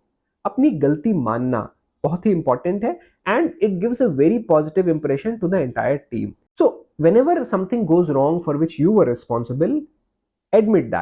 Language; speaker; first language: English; non-native, local second language; Hindi